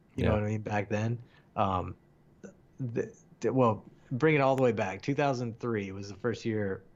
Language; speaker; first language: English; native; English